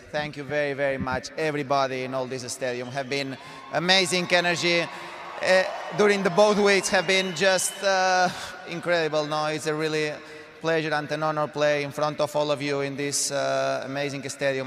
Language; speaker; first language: English; non-native, fluent; Spanish